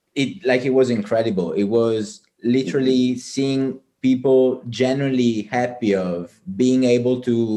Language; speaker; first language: English; non-native, fluent; Italian